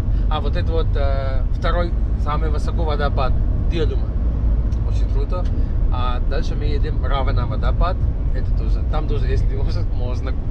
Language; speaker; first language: Russian; non-native, learner; Sinhala